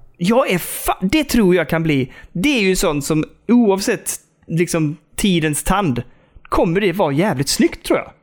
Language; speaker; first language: Swedish; native; Swedish